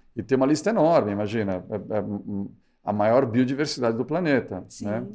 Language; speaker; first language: Portuguese; early bilingual, other home language; Spanish